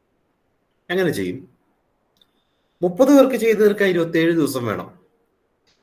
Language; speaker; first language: Malayalam; native; Malayalam